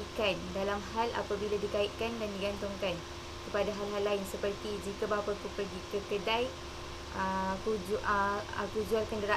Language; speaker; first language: Malay; native; Malay